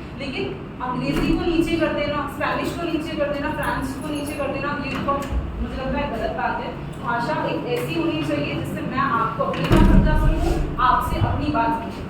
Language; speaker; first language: Hindi; native; Hindi